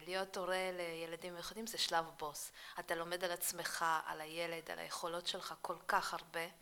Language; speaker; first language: Hebrew; early bilingual, other home language; Russian